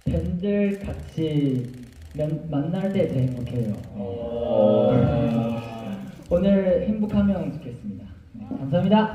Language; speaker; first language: Korean; non-native, learner; Chinese